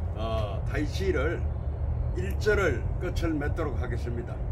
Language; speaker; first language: Korean; native; Korean